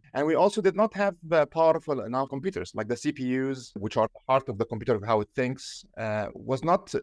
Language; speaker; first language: English; non-native, fluent; Arabic